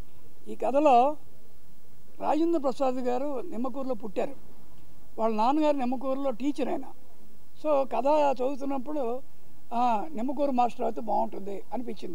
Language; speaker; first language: Telugu; native; Telugu